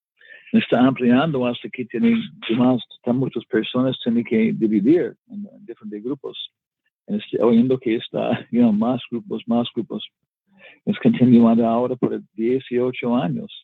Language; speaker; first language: Spanish; non-native, learner; English